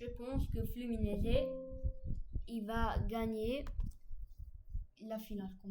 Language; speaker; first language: French; non-native, learner; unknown